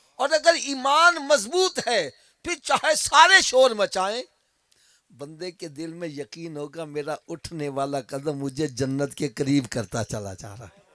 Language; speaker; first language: Urdu; non-native, local second language; Punjabi